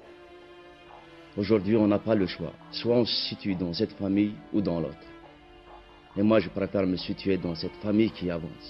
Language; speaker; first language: French; non-native, local second language; Kabyle